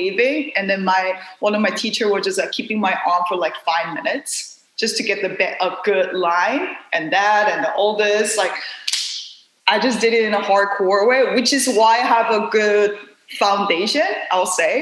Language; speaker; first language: English; non-native, fluent; Korean